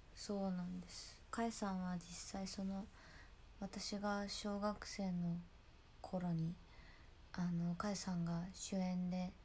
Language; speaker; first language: Japanese; native; Japanese